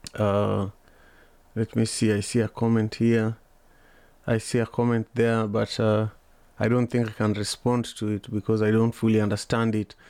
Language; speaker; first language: English; non-native, local second language; Luo (Kenya and Tanzania)